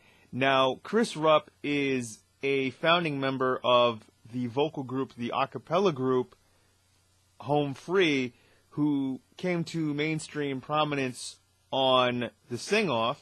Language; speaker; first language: English; native; English